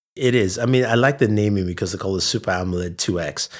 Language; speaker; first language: English; non-native, local second language; Yoruba